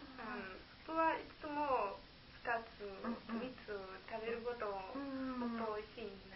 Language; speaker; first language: Japanese; non-native, learner; German